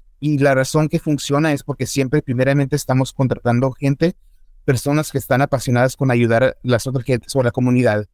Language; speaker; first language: Spanish; early bilingual, heritage; Spanish